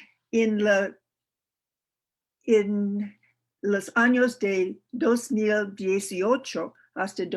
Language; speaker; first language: Spanish; non-native, learner; English